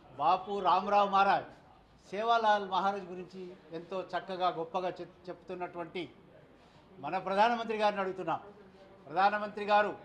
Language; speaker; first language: Telugu; non-native, local second language; Lambadi